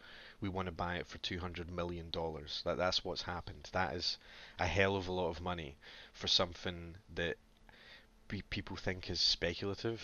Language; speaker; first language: English; native; English